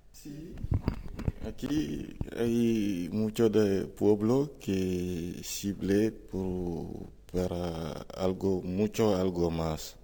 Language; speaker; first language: Spanish; non-native, learner; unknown